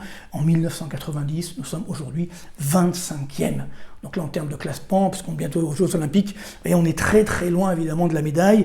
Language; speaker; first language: French; native; French